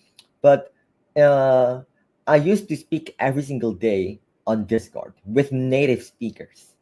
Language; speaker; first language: English; non-native, fluent; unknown